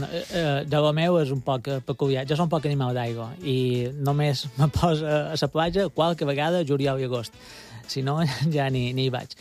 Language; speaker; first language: Catalan; native; Catalan